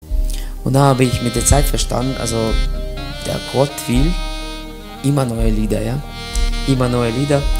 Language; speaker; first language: German; non-native, fluent; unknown